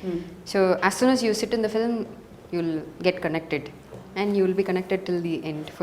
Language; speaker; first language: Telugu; non-native, learner; Tamil